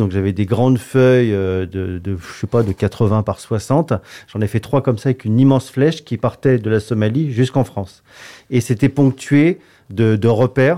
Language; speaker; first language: French; native; French